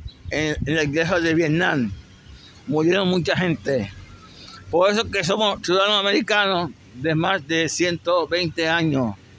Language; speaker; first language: Spanish; native; Spanish